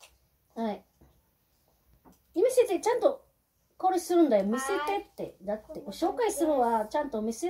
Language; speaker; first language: Japanese; native; Japanese